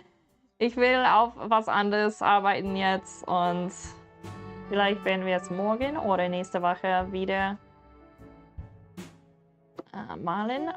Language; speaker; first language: German; non-native, learner; English